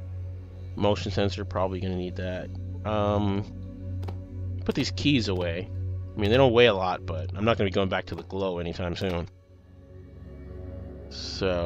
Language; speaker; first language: English; native; English